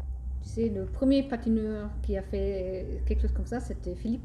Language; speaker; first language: French; non-native, fluent; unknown